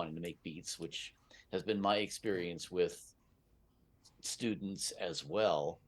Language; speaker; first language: English; native; English